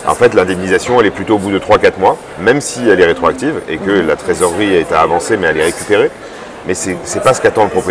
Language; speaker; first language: French; native; French